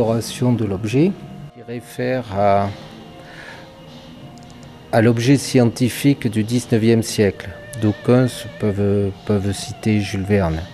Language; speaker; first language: French; native; French